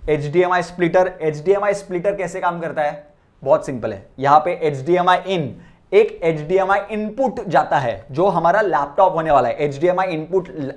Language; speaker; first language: Hindi; non-native, local second language; Marathi